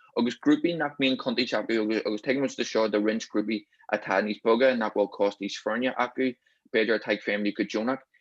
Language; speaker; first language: Irish; native; Irish